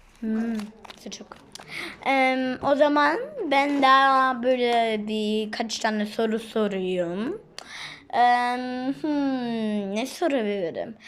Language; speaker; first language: Turkish; non-native, learner; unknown